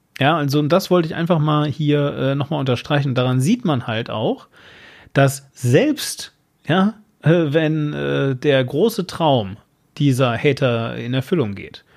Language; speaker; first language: German; native; German